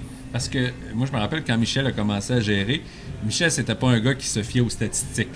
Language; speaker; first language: French; native; French